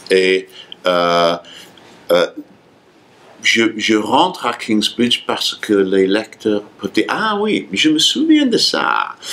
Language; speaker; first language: French; non-native, fluent; English